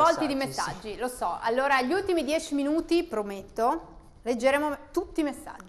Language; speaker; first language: Italian; native; Italian